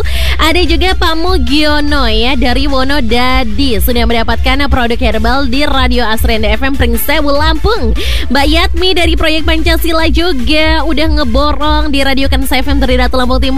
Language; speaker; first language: Indonesian; native; Indonesian